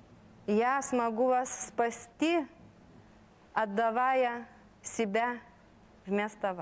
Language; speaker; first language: Russian; non-native, local second language; Lithuanian